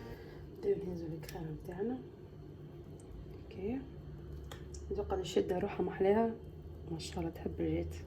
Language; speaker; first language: Arabic; native; Arabic